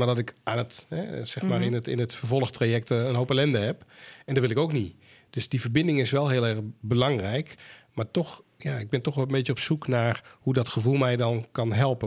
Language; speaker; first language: Dutch; native; Dutch